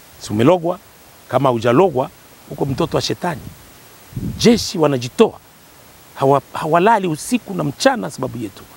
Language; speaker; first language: Swahili; native; Swahili